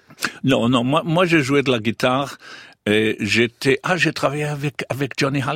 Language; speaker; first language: French; non-native, fluent; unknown